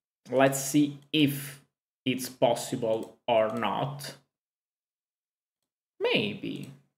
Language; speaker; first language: English; non-native, fluent; Italian